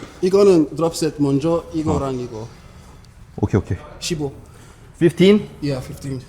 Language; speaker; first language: Korean; non-native, fluent; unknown